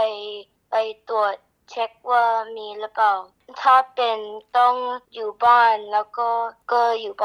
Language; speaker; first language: Thai; early bilingual, heritage; Thai